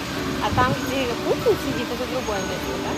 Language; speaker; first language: Russian; native; Russian